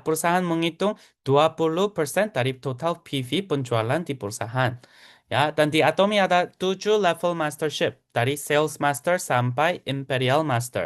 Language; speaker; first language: Indonesian; non-native, fluent; Korean